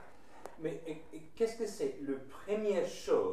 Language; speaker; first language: French; non-native, learner; English